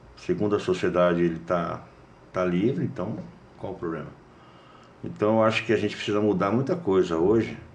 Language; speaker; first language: Portuguese; native; Portuguese